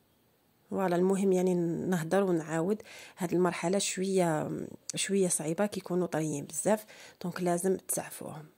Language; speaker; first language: Arabic; native; Arabic